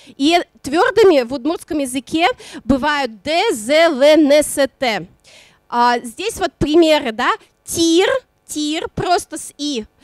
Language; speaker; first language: Russian; non-native, local second language; Udmurt